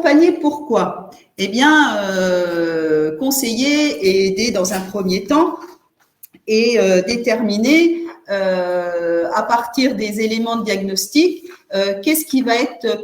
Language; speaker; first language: French; native; French